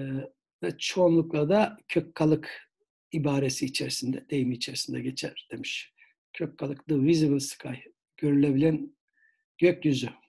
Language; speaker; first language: Turkish; native; Turkish